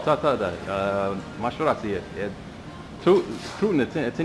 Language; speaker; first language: Polish; non-native, learner; English